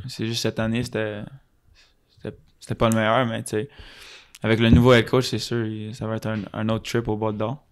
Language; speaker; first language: French; non-native, local second language; English